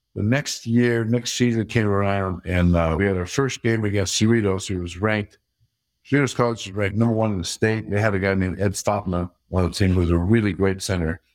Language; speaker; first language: English; early bilingual, other home language; Dutch